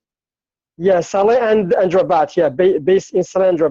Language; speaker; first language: English; non-native, fluent; Arabic